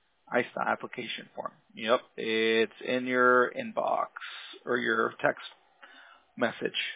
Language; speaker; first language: English; early bilingual, other home language; Spanish